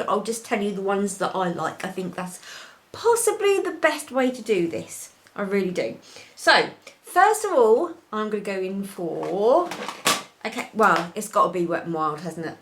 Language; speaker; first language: English; native; English